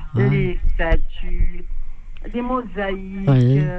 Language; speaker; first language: French; non-native, local second language; Arabic